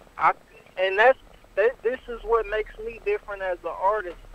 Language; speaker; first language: English; native; English